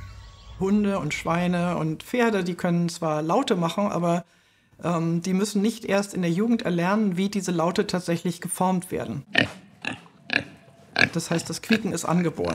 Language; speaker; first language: German; native; German